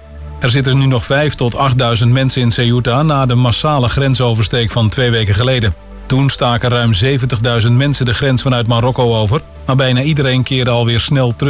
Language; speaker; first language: Dutch; native; Dutch